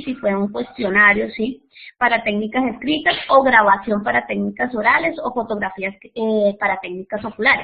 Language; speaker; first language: Spanish; native; Spanish